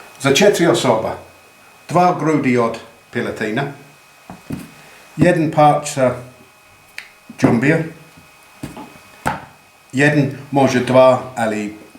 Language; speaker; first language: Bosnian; non-native, learner; English